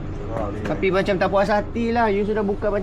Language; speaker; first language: Malay; native; Malay